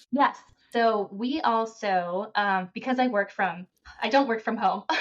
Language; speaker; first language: English; native; English